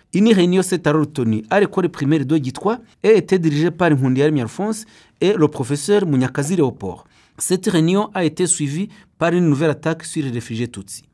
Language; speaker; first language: French; non-native, local second language; Kinyarwanda